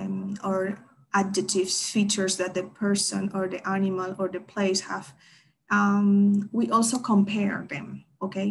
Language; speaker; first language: English; non-native, fluent; Spanish